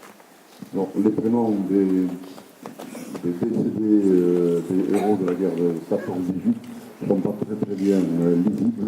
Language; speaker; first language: French; native; French